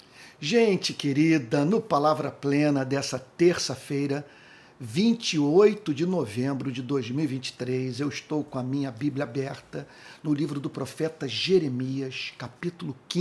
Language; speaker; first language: Portuguese; native; Portuguese